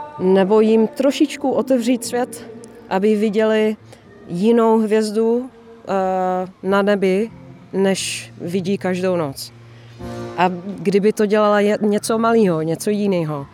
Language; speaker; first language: Czech; non-native, fluent; Dutch